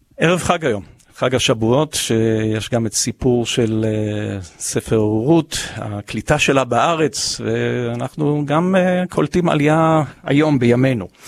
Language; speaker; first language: Hebrew; early bilingual, other home language; English